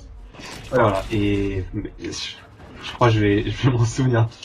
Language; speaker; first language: French; native; French